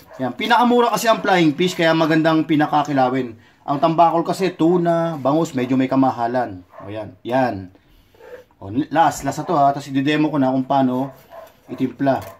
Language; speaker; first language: Filipino; non-native, local second language; Cebuano